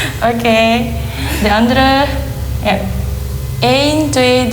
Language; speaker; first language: Dutch; non-native, learner; Indonesian